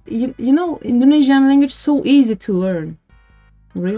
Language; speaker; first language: English; non-native, learner; Turkish